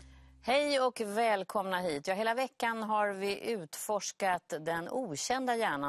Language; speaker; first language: Swedish; native; Swedish